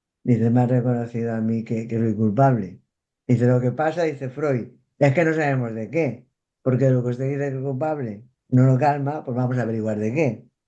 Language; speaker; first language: Spanish; native; Spanish